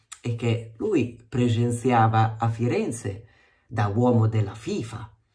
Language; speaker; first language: Italian; native; Italian